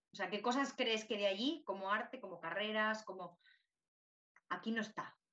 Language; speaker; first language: Spanish; native; Spanish